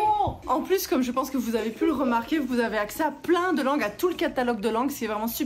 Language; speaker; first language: French; native; French